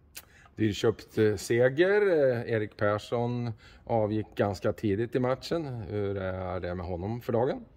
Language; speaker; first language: Swedish; native; Swedish